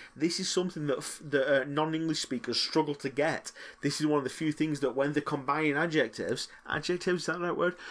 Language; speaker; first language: English; native; English